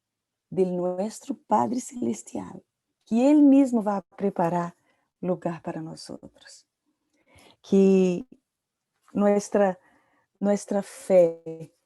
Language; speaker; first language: Portuguese; non-native, learner; Spanish